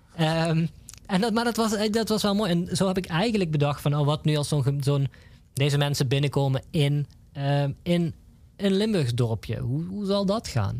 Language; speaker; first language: Dutch; native; Dutch